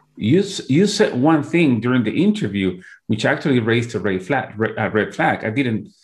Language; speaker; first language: English; non-native, fluent; Spanish